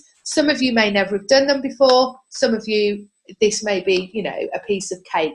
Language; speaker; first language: English; native; English